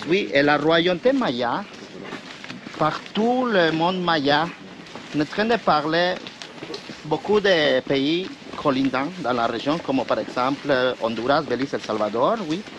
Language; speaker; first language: French; non-native, fluent; Spanish